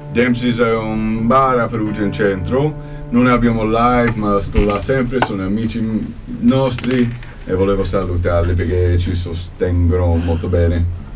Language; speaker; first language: Italian; non-native, fluent; English